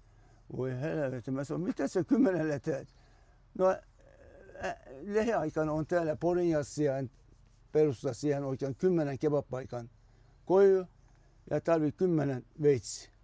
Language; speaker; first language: Finnish; non-native, fluent; Turkish